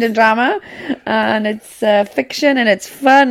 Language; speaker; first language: English; non-native, local second language; Welsh